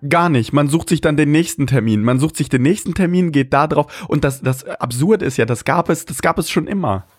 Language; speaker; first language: German; early bilingual, other home language; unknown